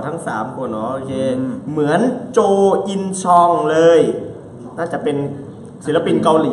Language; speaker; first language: Thai; native; Thai